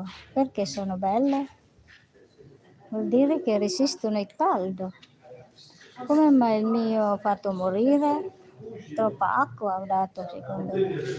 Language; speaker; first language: Italian; non-native, learner; Filipino